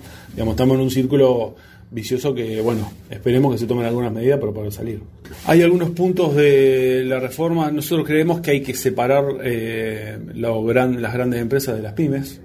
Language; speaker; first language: Spanish; native; Spanish